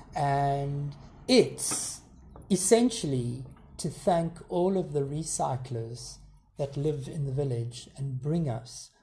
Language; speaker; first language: English; native; English